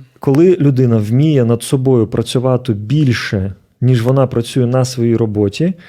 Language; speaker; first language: Ukrainian; native; Ukrainian